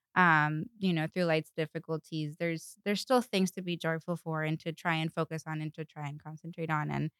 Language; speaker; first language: English; non-native, fluent; Spanish